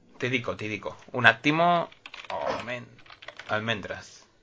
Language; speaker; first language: Italian; non-native, learner; Spanish